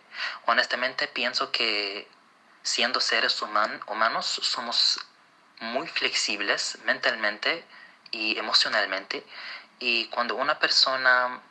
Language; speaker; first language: Spanish; non-native, fluent; Arabic